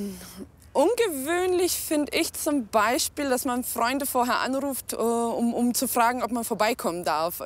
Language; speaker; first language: German; early bilingual, other home language; Bosnian